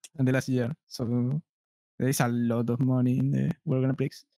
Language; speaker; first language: English; non-native, learner; Spanish